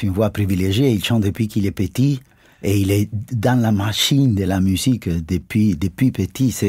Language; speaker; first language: French; non-native, fluent; Spanish